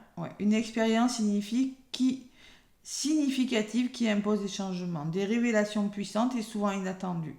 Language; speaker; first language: French; native; French